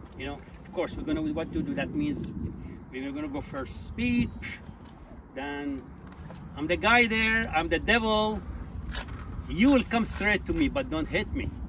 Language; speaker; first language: English; non-native, fluent; Arabic